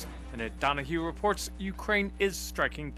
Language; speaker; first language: English; native; English